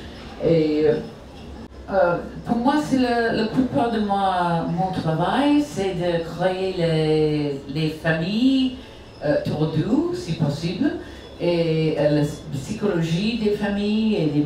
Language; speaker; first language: French; non-native, fluent; English